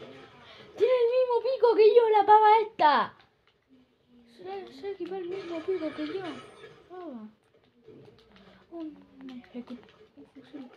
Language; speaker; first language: Spanish; native; Spanish